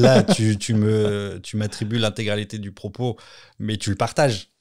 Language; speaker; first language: French; native; French